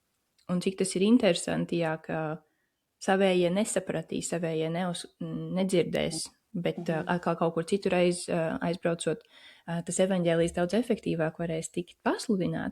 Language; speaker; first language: Latvian; native; Latvian